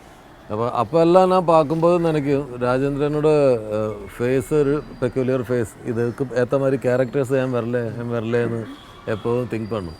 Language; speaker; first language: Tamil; non-native, fluent; Malayalam